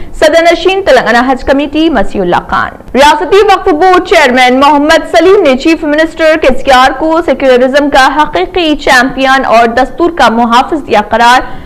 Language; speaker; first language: Urdu; native; Urdu